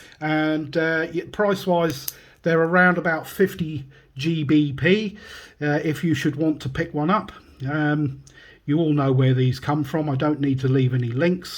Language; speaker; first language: English; native; English